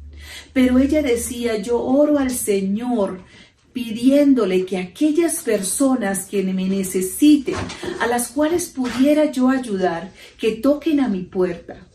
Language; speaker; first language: Spanish; native; Spanish